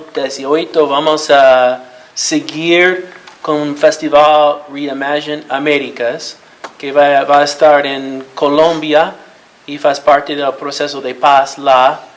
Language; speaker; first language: Portuguese; non-native, learner; Spanish